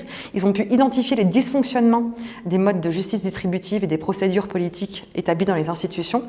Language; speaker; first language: French; native; French